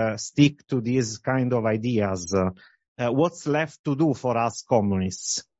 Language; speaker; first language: English; non-native, fluent; Italian